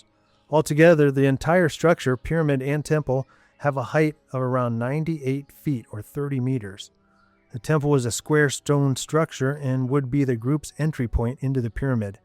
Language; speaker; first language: English; native; English